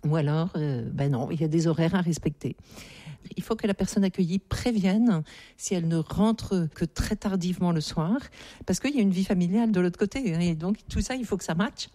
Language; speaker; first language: French; native; French